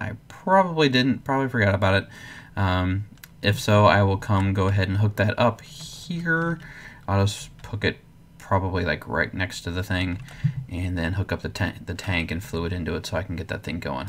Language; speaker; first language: English; native; English